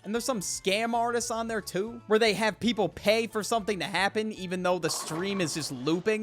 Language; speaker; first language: English; native; English